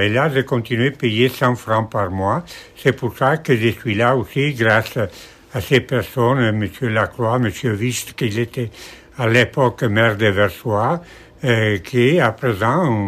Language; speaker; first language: French; non-native, fluent; Italian